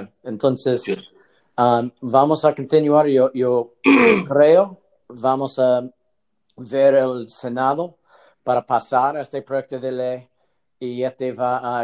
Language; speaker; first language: Spanish; non-native, learner; English